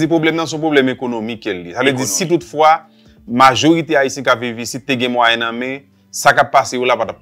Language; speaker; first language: French; non-native, local second language; Haitian Creole